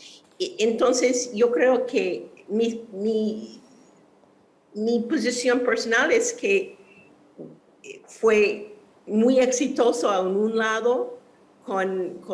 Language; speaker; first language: Spanish; non-native, fluent; English